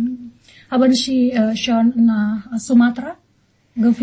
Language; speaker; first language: German; non-native, learner; Indonesian